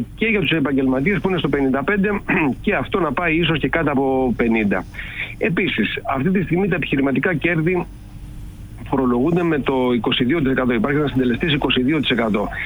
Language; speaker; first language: Greek; native; Greek